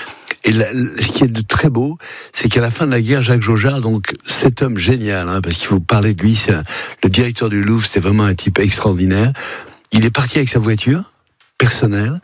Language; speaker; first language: French; native; French